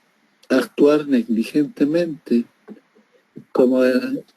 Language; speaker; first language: Spanish; native; Spanish